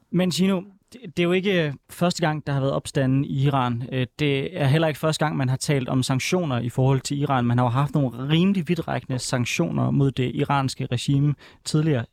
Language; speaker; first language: Danish; native; Danish